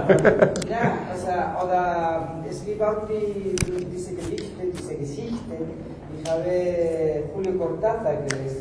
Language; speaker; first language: German; non-native, learner; Spanish